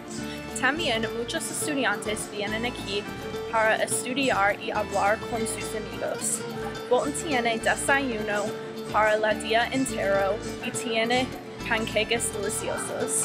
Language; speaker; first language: Spanish; non-native, learner; English